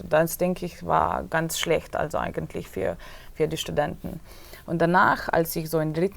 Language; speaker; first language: German; non-native, fluent; Slovenian